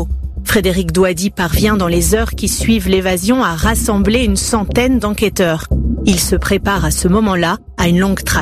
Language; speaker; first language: French; native; French